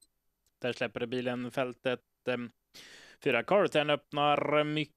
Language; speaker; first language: Swedish; native; Swedish